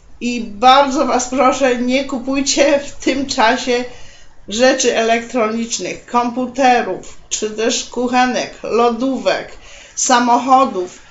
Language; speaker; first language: Polish; native; Polish